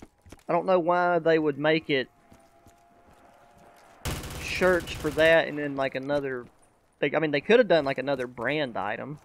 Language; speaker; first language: English; native; English